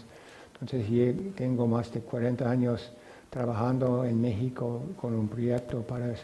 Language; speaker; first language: Spanish; non-native, fluent; English